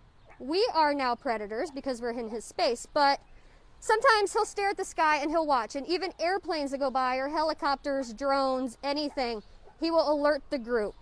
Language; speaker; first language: English; native; English